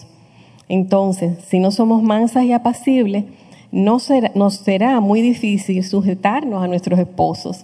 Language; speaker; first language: Spanish; native; Spanish